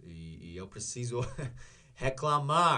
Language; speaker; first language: Portuguese; non-native, learner; English